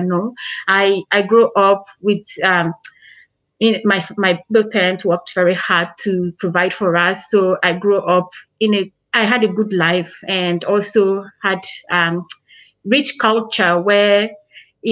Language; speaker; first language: English; early bilingual, other home language; Krio